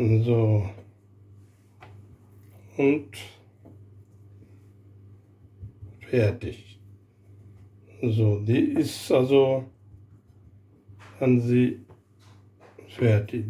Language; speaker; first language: German; non-native, learner; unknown